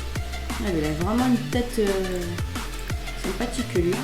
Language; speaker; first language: French; native; French